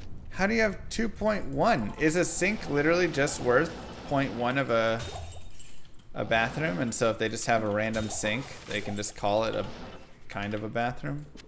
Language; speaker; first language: English; native; English